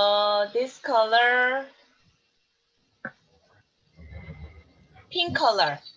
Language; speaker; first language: English; non-native, learner; Korean